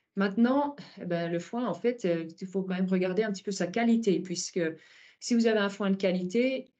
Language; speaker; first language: French; native; French